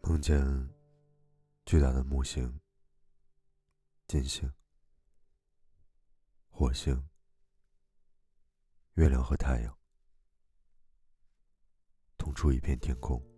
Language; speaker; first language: Chinese; native; Chinese